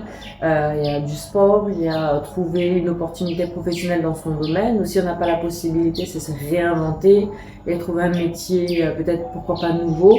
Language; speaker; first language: French; native; French